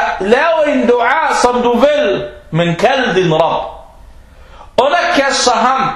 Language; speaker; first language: Danish; non-native, local second language; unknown